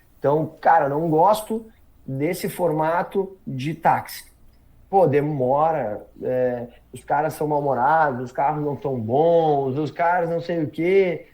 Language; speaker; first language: Portuguese; native; Portuguese